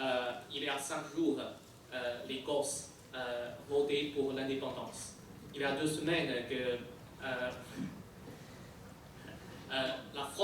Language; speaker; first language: French; non-native, fluent; Chinese